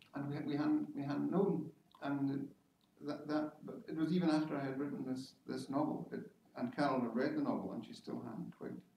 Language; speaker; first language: English; native; English